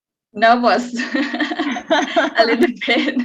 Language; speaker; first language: English; non-native, learner; Thai